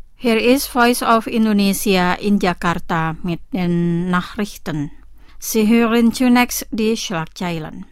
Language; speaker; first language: German; non-native, fluent; Indonesian